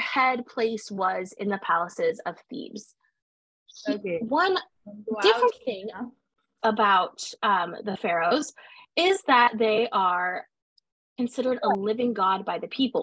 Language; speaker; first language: English; native; English